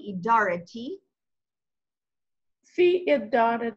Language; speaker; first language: Arabic; non-native, learner; English